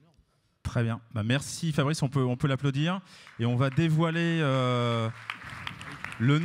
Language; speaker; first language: French; native; French